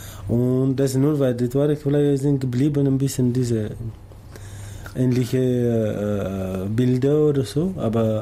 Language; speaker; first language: German; non-native, learner; Tamasheq